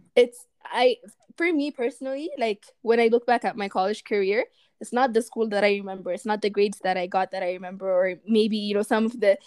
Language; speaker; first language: English; non-native, fluent; Amharic